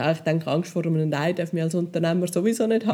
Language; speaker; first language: German; native; German